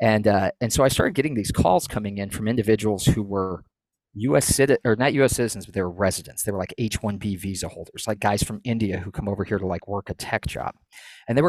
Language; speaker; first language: English; native; English